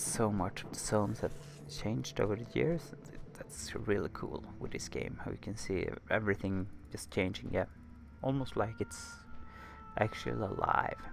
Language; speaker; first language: English; non-native, fluent; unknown